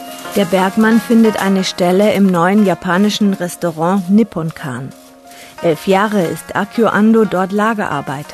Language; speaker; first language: German; native; German